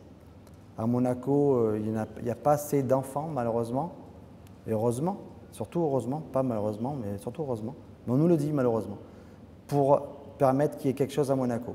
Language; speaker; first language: French; native; French